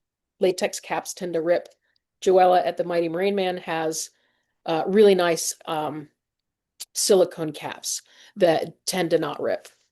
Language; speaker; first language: English; native; English